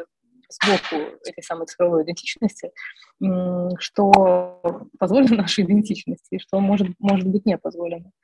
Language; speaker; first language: Russian; native; Russian